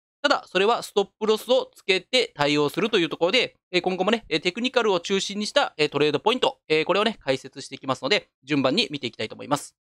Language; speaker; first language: Japanese; native; Japanese